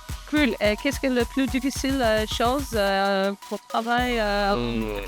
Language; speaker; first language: French; non-native, learner; English